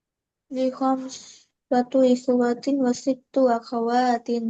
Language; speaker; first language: Arabic; non-native, learner; Bangla